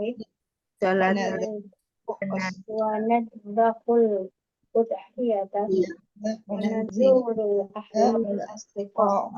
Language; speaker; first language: Arabic; non-native, learner; Indonesian